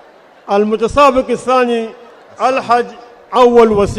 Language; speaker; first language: Arabic; non-native, fluent; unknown